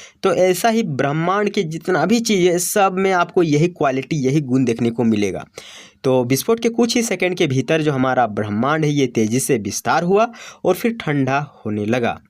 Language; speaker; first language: Hindi; native; Hindi